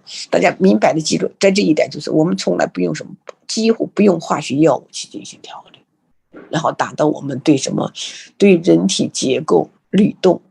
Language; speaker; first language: Chinese; native; Chinese